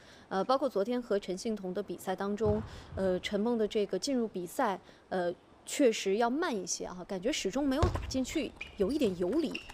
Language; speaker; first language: Chinese; native; Chinese